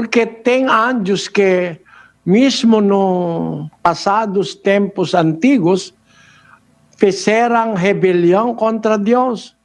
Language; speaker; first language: Portuguese; non-native, learner; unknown